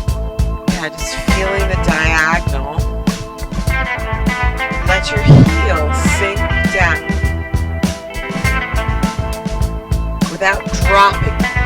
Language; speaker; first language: English; native; English